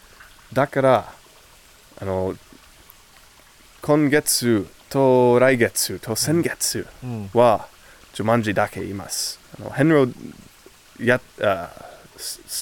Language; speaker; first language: Japanese; non-native, learner; English